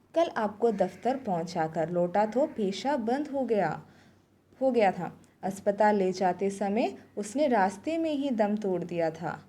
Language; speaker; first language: Hindi; non-native, local second language; Malayalam